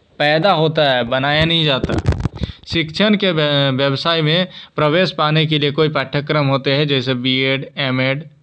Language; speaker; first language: Hindi; native; Hindi